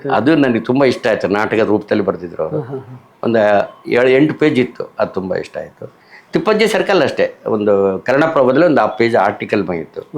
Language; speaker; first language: Kannada; native; Kannada